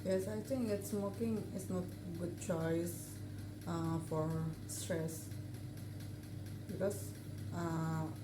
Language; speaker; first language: English; non-native, learner; Indonesian